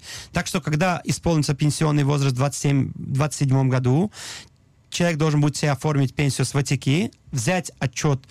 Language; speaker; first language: Russian; native; Russian